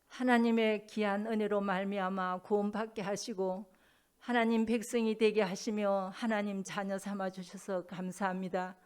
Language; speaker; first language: Korean; native; Korean